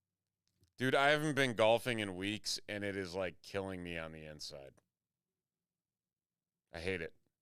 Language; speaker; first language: English; native; English